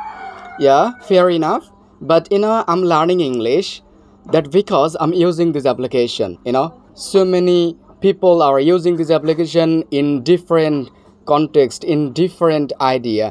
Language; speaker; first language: English; non-native, learner; Bangla